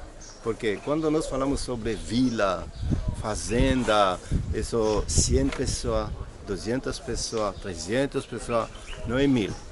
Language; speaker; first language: Portuguese; non-native, fluent; Hebrew